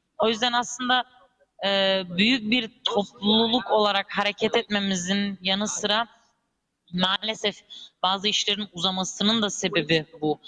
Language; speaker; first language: Turkish; early bilingual, heritage; Turkish